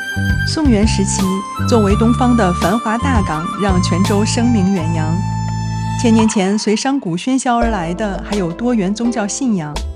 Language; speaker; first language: Chinese; native; Chinese